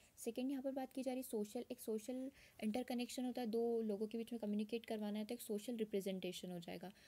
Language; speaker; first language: Hindi; native; Hindi